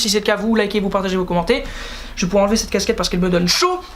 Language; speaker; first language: French; native; French